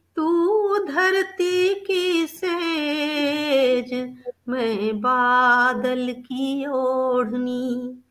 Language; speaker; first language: Hindi; native; Hindi